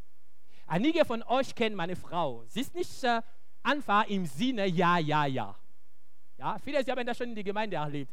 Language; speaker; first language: German; non-native, local second language; French